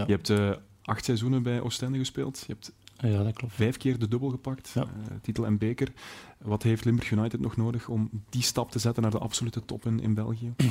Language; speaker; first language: Dutch; native; Dutch